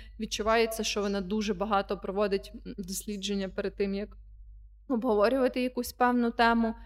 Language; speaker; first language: Ukrainian; non-native, local second language; Russian